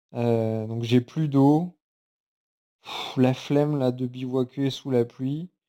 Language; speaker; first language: French; native; French